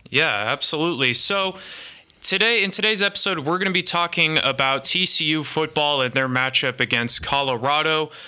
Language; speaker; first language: English; native; English